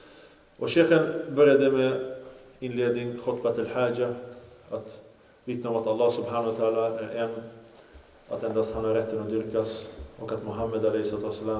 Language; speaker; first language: Swedish; non-native, local second language; Arabic